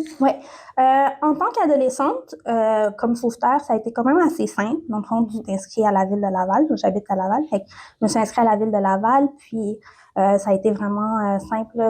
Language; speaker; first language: French; native; French